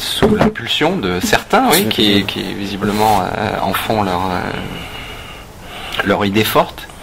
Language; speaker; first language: French; native; French